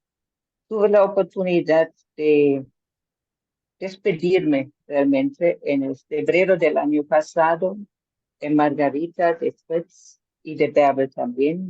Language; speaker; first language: Spanish; non-native, fluent; German